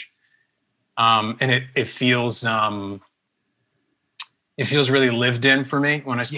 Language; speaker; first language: English; early bilingual, other home language; Spanish